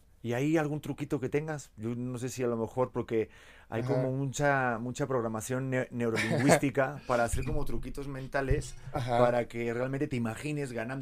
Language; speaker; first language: Spanish; native; Spanish